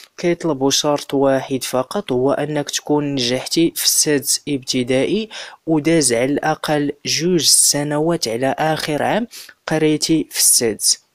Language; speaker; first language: Arabic; native; Arabic